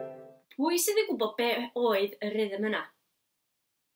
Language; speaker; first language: Welsh; native; Welsh